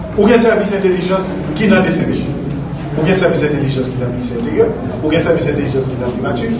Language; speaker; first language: French; non-native, local second language; Haitian Creole